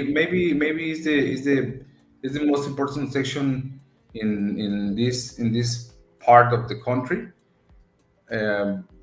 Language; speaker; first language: English; non-native, learner; Spanish